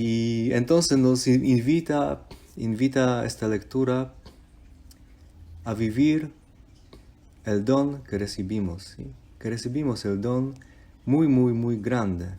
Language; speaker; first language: Spanish; non-native, fluent; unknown